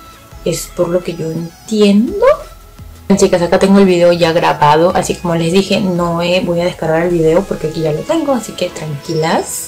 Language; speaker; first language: Spanish; native; Spanish